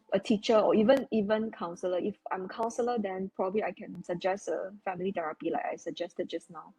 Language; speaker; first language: English; non-native, local second language; Chinese